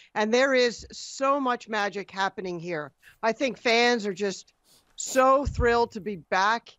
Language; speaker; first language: English; native; English